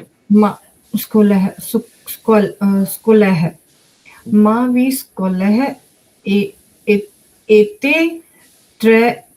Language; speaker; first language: French; non-native, learner; Hindi